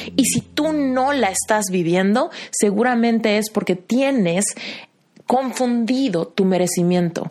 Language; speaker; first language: Spanish; native; Spanish